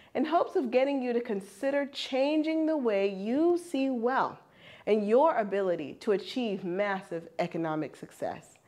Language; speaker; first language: English; non-native, fluent; German